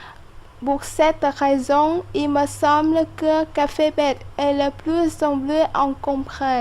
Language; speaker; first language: French; non-native, local second language; Vietnamese